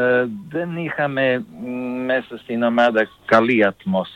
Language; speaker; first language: Greek; non-native, fluent; Serbian